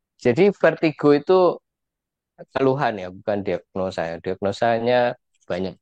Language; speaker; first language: Indonesian; native; Indonesian